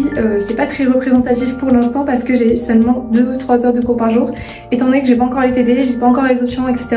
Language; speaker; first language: French; native; French